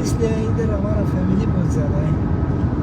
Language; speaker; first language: Hindi; non-native, learner; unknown